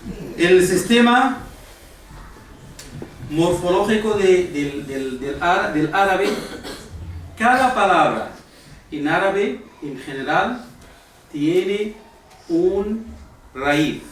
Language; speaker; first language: Spanish; non-native, fluent; Arabic